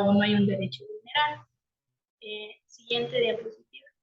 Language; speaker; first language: Spanish; native; Spanish